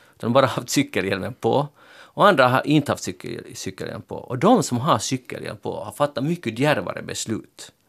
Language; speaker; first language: Swedish; native; Swedish